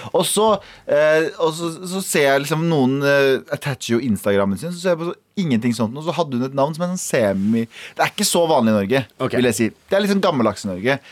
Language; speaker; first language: Norwegian; early bilingual, other home language; Kurdish